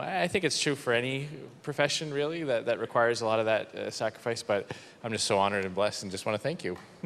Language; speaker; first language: English; native; English